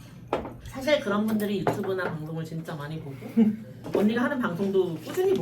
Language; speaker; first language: Korean; native; Korean